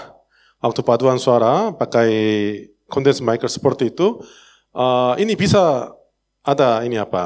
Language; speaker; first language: Indonesian; non-native, learner; Korean